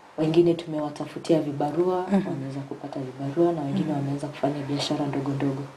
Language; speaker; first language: Swahili; non-native, local second language; Gusii